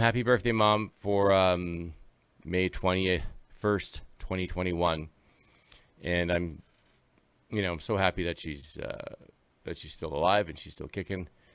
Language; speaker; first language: English; early bilingual, other home language; French